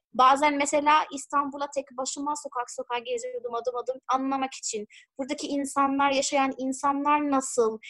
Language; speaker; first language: Turkish; non-native, fluent; Arabic